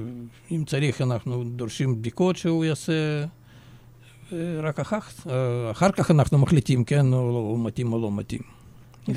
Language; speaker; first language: Hebrew; non-native, fluent; Russian